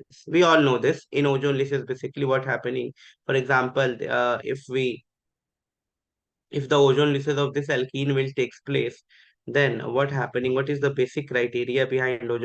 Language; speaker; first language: English; non-native, local second language; Hindi